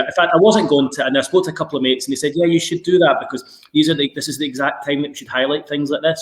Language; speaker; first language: English; native; English